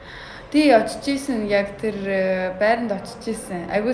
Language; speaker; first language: Mongolian; early bilingual, heritage; Mongolian